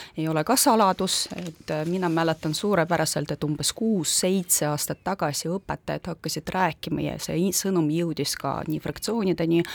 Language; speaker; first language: Estonian; non-native, local second language; Russian